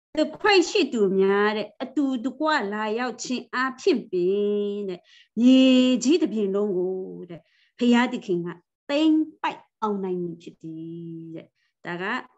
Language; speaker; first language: Burmese; non-native, local second language; Kachin